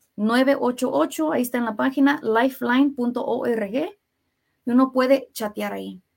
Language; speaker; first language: Spanish; early bilingual, heritage; Spanish